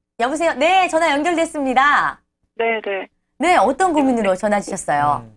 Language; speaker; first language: Korean; native; Korean